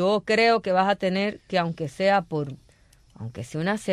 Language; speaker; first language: Spanish; native; Spanish